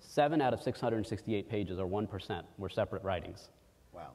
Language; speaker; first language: English; early bilingual, other home language; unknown